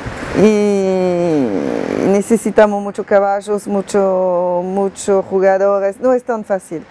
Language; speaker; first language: Spanish; non-native, fluent; French